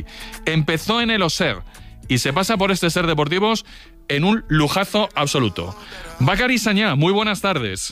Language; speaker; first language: Spanish; native; Spanish